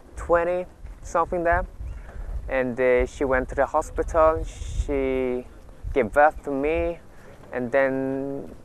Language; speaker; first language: English; early bilingual, other home language; Swedish